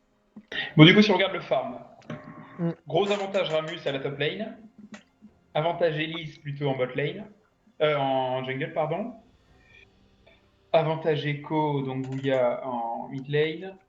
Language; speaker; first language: French; native; French